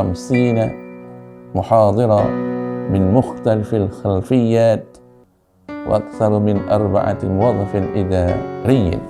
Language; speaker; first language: Arabic; non-native, fluent; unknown